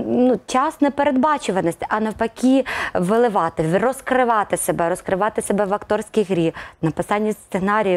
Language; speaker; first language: Ukrainian; native; Ukrainian